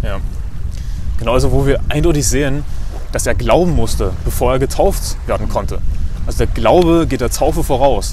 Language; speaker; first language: German; native; German